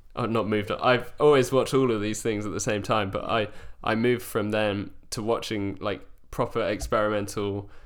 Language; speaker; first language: English; native; English